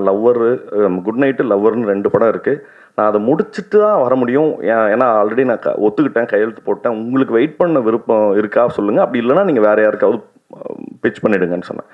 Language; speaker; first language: Tamil; native; Tamil